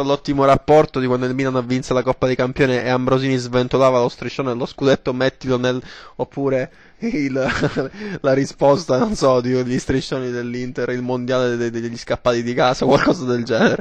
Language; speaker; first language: Italian; native; Italian